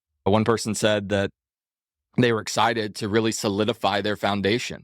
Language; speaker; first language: English; native; English